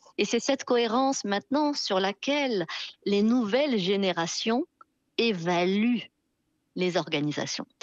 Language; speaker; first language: French; non-native, local second language; Arabic